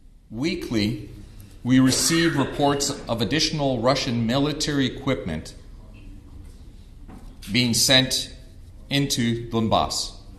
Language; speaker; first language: English; early bilingual, other home language; Ukrainian